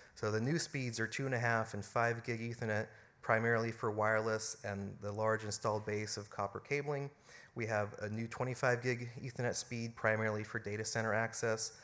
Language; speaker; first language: English; early bilingual, other home language; German